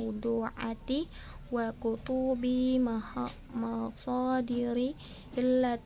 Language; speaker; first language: Arabic; non-native, learner; Indonesian